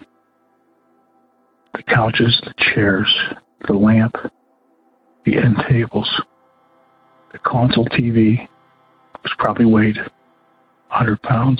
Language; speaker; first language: English; native; English